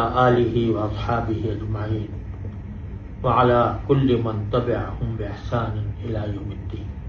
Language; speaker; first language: Arabic; non-native, fluent; Urdu